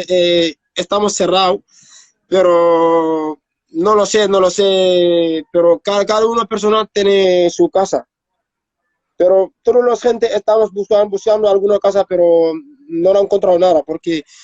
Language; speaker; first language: Spanish; non-native, learner; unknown